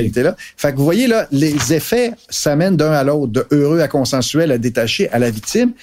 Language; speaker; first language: French; native; French